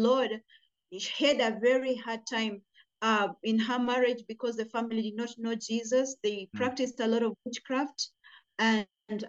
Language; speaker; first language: English; non-native, local second language; Luyia